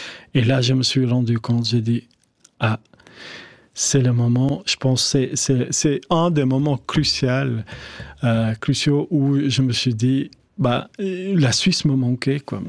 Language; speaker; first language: French; non-native, fluent; Albanian